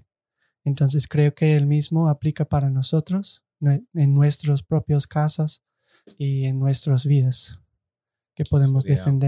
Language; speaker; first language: Spanish; non-native, fluent; English